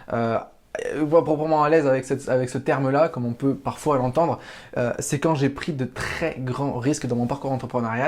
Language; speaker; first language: French; native; French